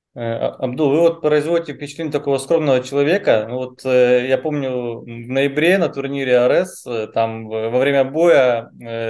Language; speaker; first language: Russian; native; Russian